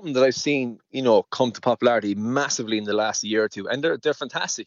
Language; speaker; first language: English; native; English